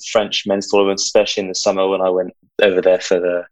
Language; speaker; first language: English; native; English